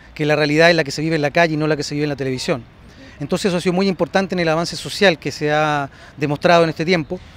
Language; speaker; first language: Spanish; native; Spanish